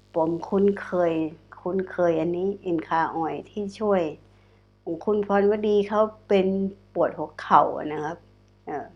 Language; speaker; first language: Thai; non-native, local second language; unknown